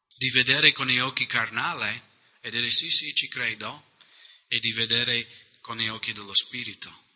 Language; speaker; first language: Italian; non-native, fluent; English